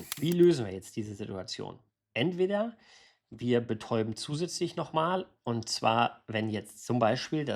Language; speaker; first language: German; native; German